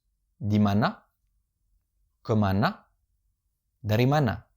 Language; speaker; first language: Indonesian; non-native, fluent; French